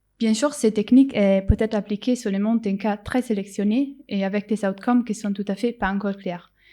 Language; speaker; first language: French; non-native, fluent; Italian